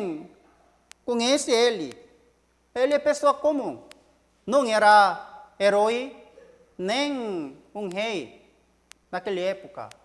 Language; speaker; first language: Portuguese; non-native, learner; Korean